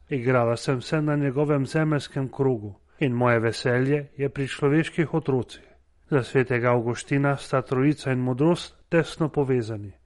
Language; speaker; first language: Slovenian; native; Slovenian